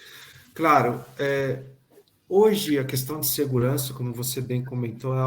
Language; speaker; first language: Portuguese; native; Portuguese